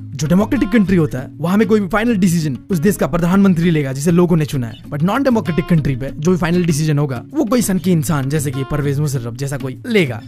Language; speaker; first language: Hindi; non-native, local second language; Bangla